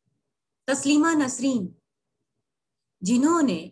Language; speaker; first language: Hindi; native; Hindi